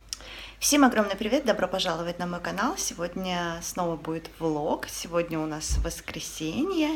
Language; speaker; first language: Russian; native; Russian